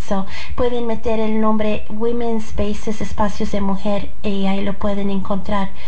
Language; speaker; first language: Spanish; early bilingual, heritage; Spanish